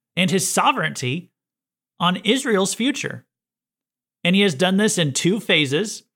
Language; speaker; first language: English; native; English